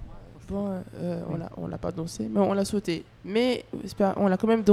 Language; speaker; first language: French; non-native, learner; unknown